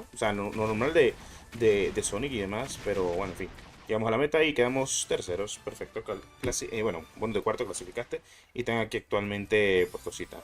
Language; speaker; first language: Spanish; native; Spanish